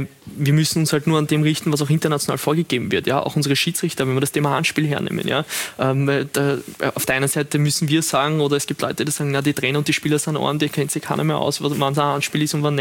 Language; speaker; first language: German; native; German